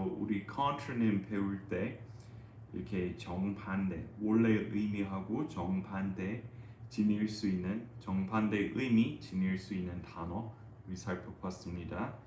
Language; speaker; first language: Korean; non-native, fluent; English